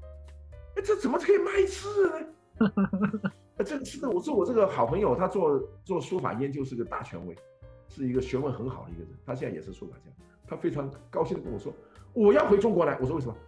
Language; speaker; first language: Chinese; non-native, local second language; Cantonese